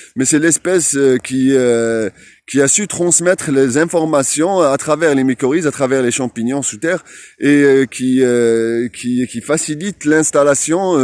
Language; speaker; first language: French; non-native, local second language; Arabic